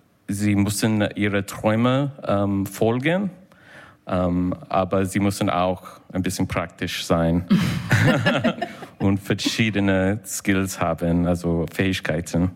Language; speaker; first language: German; non-native, learner; English